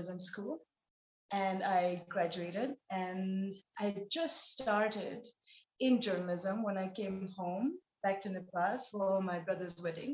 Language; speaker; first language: English; non-native, local second language; Nepali